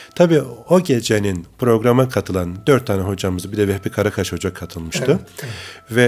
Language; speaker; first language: Turkish; native; Turkish